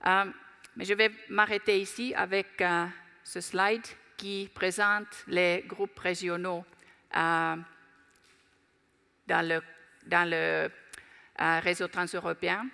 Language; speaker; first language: French; non-native, fluent; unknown